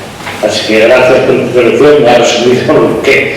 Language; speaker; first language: Spanish; native; Spanish